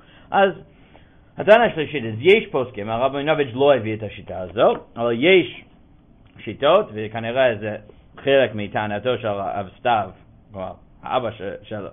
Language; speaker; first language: Hebrew; non-native, fluent; English